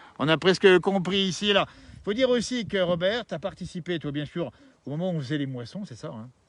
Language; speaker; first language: French; native; French